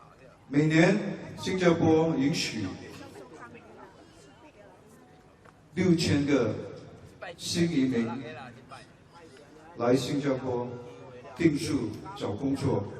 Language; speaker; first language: Chinese; non-native, local second language; English